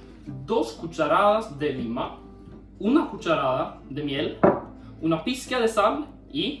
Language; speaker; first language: Spanish; non-native, learner; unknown